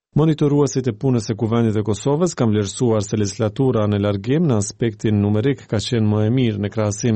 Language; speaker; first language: Albanian; native; Albanian